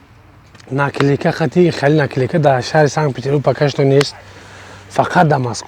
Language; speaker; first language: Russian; non-native, fluent; Tajik